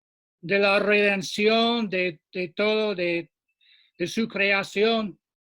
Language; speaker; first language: Spanish; non-native, fluent; English